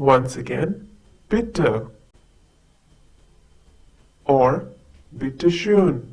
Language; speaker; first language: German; non-native, fluent; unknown